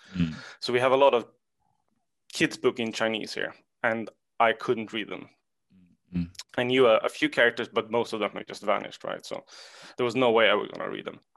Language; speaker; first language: English; non-native, fluent; Swedish